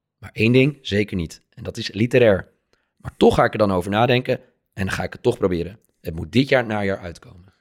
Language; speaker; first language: Dutch; native; Dutch